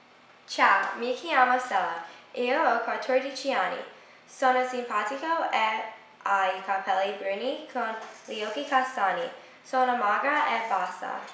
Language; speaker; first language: Italian; non-native, learner; English